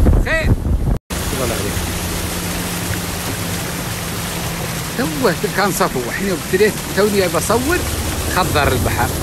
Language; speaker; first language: Arabic; native; Arabic